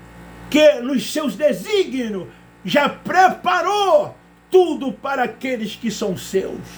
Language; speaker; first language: Portuguese; native; Portuguese